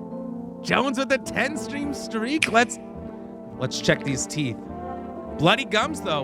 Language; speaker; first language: English; native; English